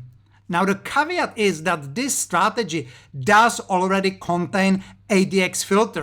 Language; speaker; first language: English; non-native, fluent; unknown